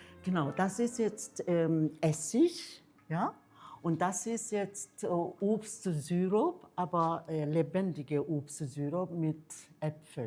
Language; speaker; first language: German; non-native, fluent; Korean